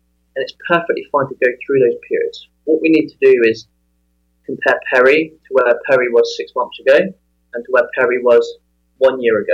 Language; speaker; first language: English; native; English